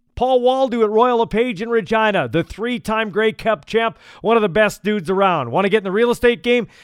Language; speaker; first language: English; native; English